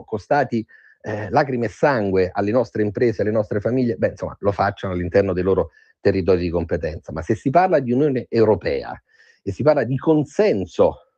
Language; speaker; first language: Italian; native; Italian